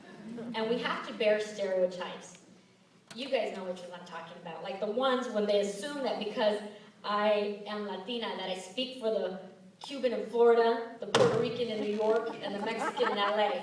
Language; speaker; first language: English; early bilingual, other home language; Spanish